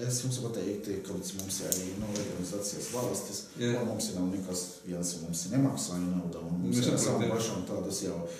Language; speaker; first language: Latvian; non-native, learner; Arabic